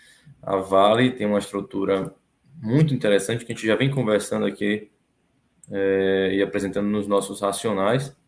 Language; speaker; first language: Portuguese; native; Portuguese